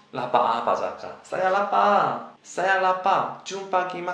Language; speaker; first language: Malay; non-native, learner; Korean